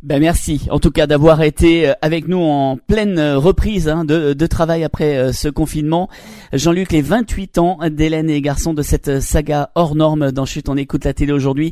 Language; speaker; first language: French; native; French